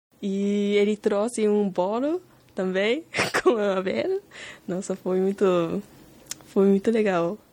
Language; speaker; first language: Portuguese; non-native, learner; Japanese